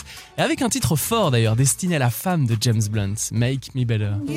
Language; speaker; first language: French; native; French